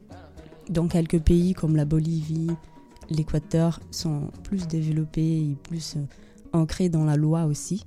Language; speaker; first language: French; non-native, fluent; Portuguese